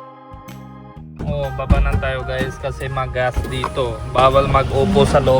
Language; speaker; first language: Filipino; non-native, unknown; Punjabi